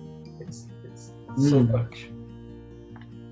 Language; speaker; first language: English; non-native, learner; Portuguese